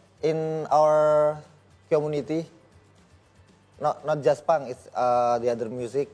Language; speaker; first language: English; non-native, learner; Indonesian